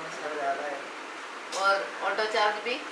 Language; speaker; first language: Hindi; non-native, local second language; Malayalam